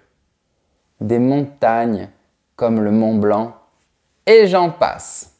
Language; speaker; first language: French; native; French